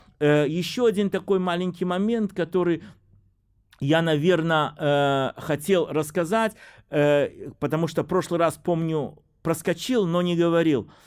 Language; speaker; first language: Russian; native; Russian